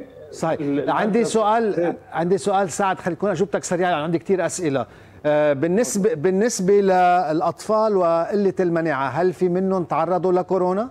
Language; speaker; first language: Arabic; native; Arabic